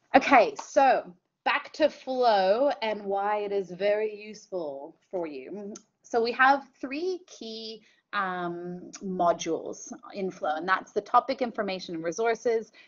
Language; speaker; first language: English; native; English